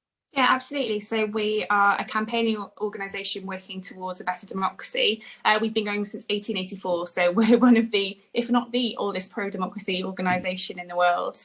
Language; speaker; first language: English; native; English